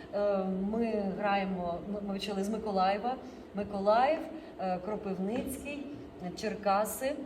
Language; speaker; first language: Ukrainian; non-native, local second language; Russian